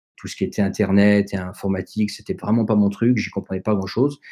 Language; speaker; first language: French; early bilingual, other home language; Dutch